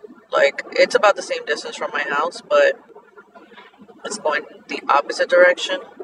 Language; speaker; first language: English; early bilingual, other home language; Spanish